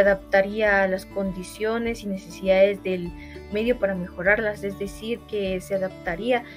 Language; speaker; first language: Spanish; native; Spanish